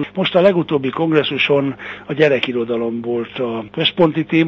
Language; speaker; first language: Hungarian; native; Hungarian